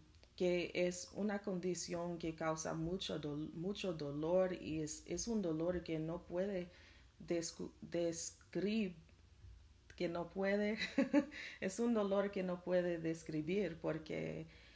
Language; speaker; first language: Spanish; non-native, learner; English